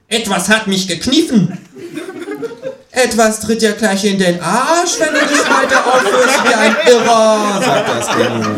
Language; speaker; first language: German; native; German